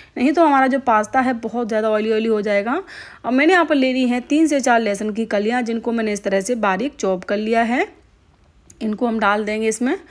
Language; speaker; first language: Hindi; native; Hindi